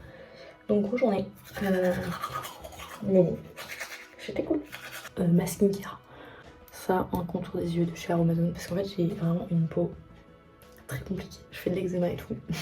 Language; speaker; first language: French; native; French